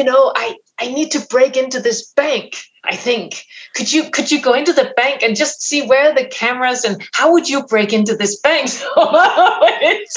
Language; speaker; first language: English; non-native, fluent; Danish